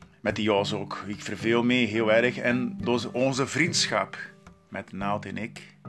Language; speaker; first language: Dutch; non-native, learner; Portuguese